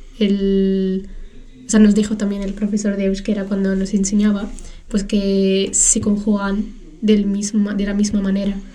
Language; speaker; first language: Spanish; early bilingual, other home language; Tachelhit